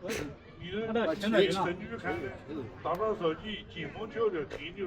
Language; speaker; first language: Chinese; native; Chinese